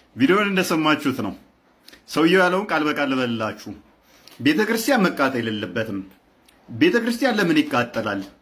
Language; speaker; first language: Amharic; non-native, local second language; Oromo